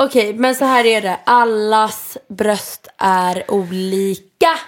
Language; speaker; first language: Swedish; native; Swedish